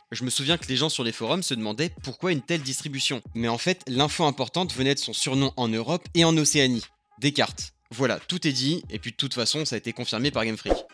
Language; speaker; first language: French; native; French